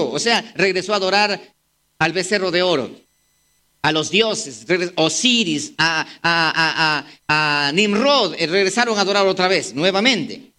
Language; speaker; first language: Spanish; native; Spanish